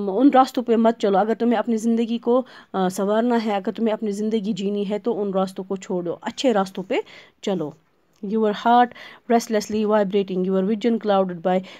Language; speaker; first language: Urdu; non-native, local second language; Kashmiri